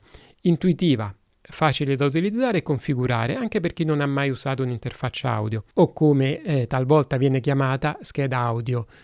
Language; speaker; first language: Italian; native; Italian